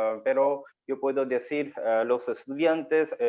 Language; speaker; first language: Spanish; non-native, learner; Bangla